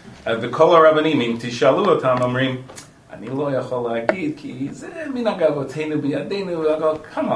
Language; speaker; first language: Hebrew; non-native, fluent; English